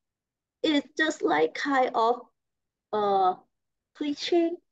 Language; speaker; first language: English; non-native, learner; Thai